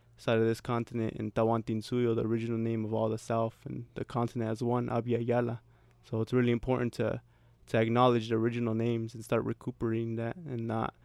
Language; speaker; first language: English; early bilingual, other home language; Spanish